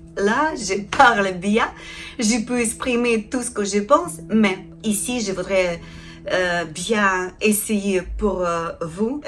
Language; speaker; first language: French; non-native, learner; Ukrainian